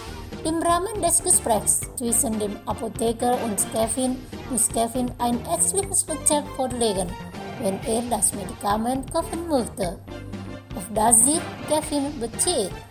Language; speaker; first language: German; non-native, fluent; Indonesian